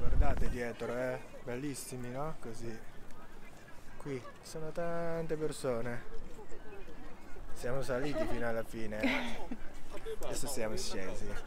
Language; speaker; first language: Italian; non-native, learner; Japanese